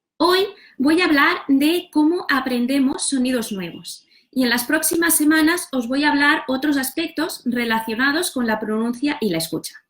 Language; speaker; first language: Spanish; non-native, local second language; Catalan